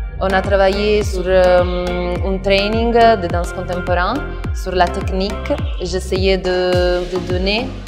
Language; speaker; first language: French; non-native, learner; Italian